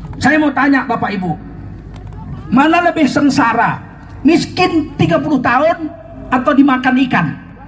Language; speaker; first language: Indonesian; native; Indonesian